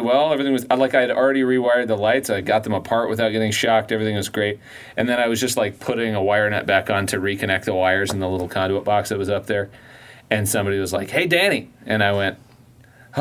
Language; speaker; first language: English; native; English